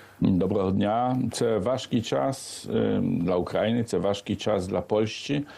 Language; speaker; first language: Ukrainian; non-native, fluent; Polish